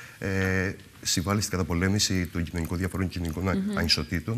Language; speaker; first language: Greek; native; Greek